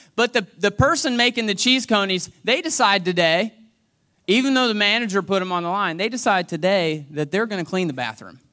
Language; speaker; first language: English; native; English